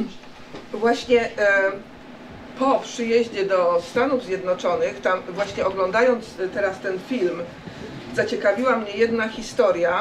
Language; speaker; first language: Polish; native; Polish